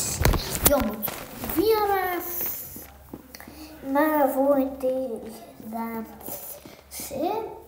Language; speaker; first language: Finnish; early bilingual, other home language; Russian